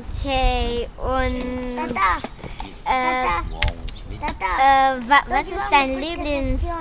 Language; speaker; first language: German; non-native, local second language; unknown